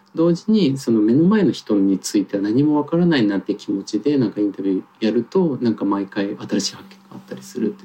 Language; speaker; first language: Japanese; native; Japanese